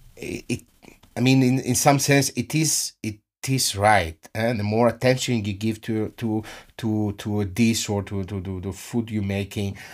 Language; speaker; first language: English; non-native, fluent; Greek